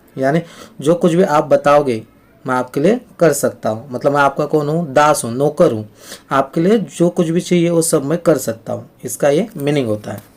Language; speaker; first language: Hindi; non-native, local second language; Marathi